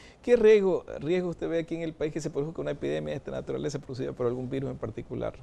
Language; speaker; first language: Spanish; native; Spanish